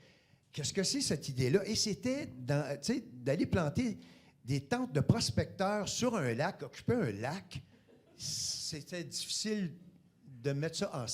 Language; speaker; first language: French; native; French